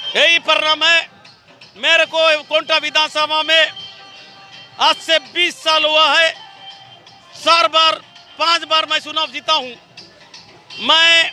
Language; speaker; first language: Hindi; native; Hindi